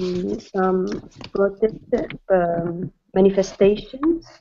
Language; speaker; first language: English; non-native, learner; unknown